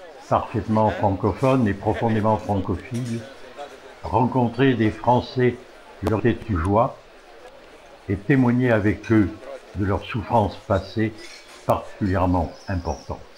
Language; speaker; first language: French; native; French